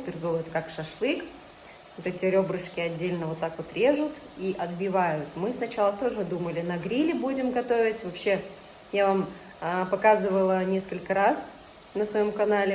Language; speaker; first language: Russian; native; Russian